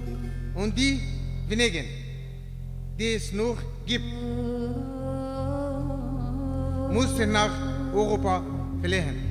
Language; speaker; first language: German; non-native, learner; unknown